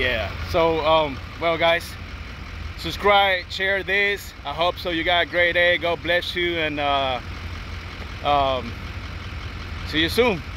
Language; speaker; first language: English; non-native, learner; Spanish